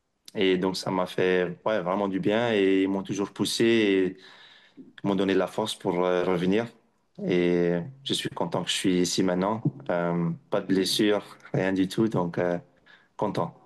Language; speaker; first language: French; non-native, local second language; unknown